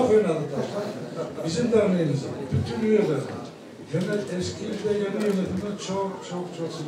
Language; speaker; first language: Turkish; non-native, learner; Albanian